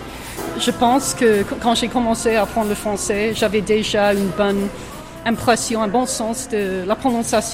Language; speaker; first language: French; non-native, fluent; English